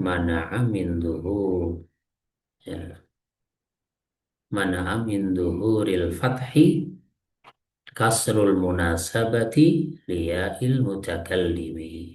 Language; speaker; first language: Arabic; non-native, fluent; Indonesian